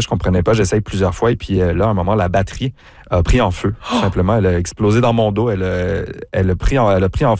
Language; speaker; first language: French; native; French